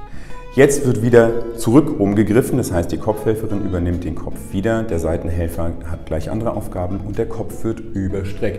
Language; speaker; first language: German; native; German